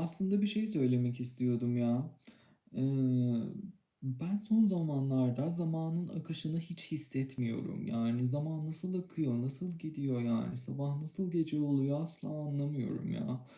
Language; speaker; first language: Turkish; non-native, fluent; Persian